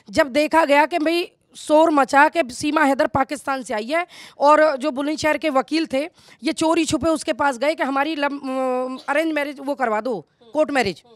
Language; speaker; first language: Hindi; native; Hindi